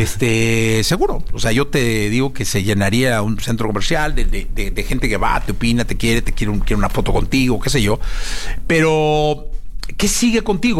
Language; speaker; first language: Spanish; native; Spanish